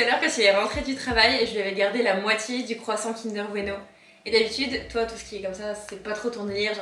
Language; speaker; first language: French; native; French